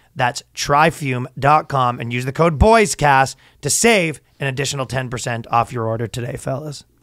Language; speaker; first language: English; native; English